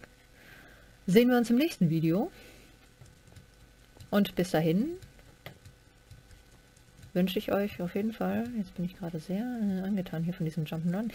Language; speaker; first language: German; native; German